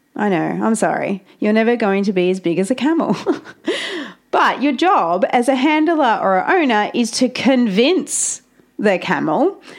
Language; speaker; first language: English; native; English